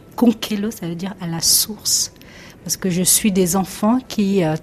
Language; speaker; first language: French; non-native, local second language; Lingala